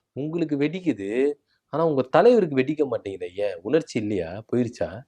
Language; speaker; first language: Tamil; native; Tamil